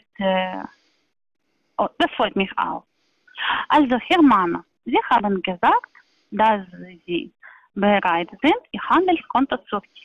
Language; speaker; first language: German; non-native, learner; Polish